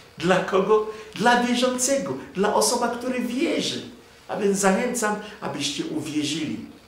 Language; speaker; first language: Polish; non-native, fluent; Igbo